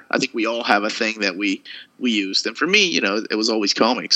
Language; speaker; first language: English; early bilingual, other home language; Spanish